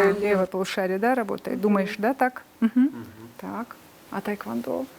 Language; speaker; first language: Russian; non-native, local second language; Kyrgyz